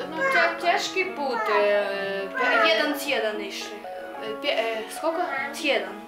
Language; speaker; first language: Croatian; non-native, learner; Ukrainian